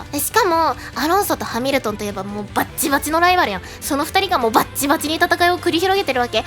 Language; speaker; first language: Japanese; native; Japanese